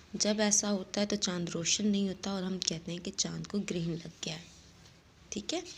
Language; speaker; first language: Hindi; non-native, local second language; Saraiki